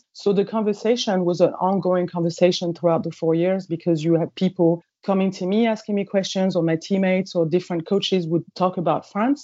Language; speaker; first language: English; non-native, fluent; French